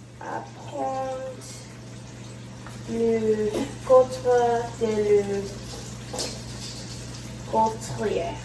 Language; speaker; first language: French; non-native, learner; English